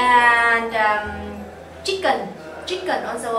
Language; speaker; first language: English; non-native, fluent; Vietnamese